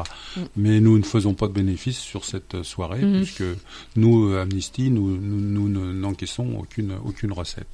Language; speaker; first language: French; native; French